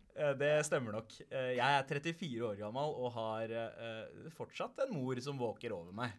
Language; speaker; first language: Norwegian; early bilingual, other home language; Punjabi